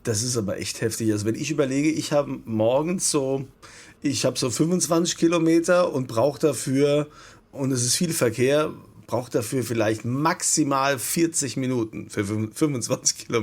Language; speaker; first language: German; native; German